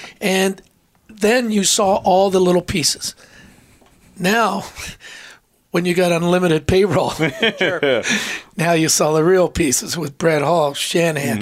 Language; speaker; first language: English; native; English